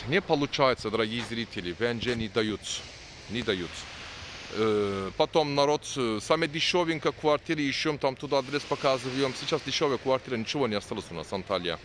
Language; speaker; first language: Russian; non-native, learner; Turkish